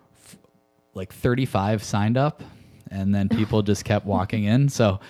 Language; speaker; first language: English; native; English